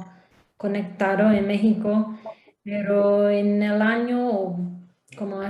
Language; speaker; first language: Spanish; non-native, learner; English